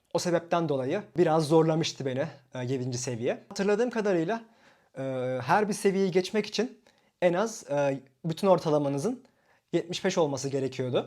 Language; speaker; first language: Turkish; native; Turkish